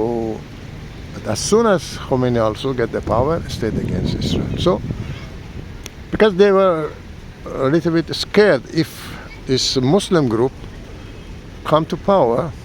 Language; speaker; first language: English; non-native, learner; Persian